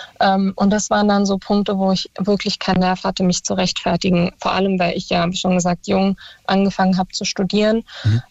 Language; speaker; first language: German; early bilingual, other home language; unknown